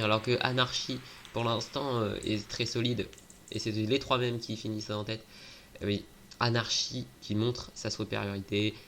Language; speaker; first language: French; native; French